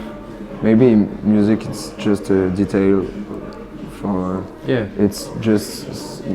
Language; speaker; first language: English; non-native, learner; French